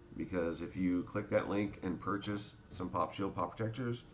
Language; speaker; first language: English; native; English